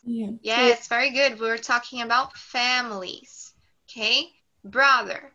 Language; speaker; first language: English; non-native, fluent; Portuguese